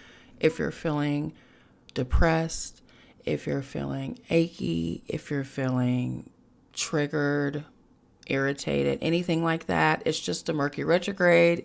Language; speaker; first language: English; native; English